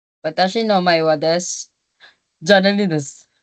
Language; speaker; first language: Japanese; non-native, learner; Filipino